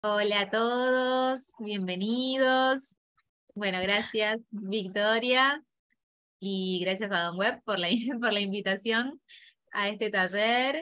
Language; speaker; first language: Spanish; native; Spanish